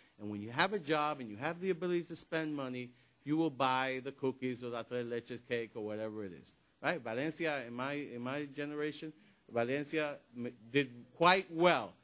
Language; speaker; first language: English; early bilingual, other home language; Spanish